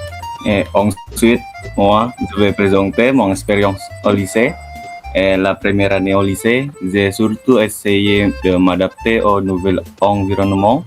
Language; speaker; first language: French; non-native, learner; Indonesian